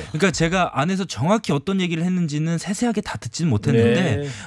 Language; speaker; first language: Korean; native; Korean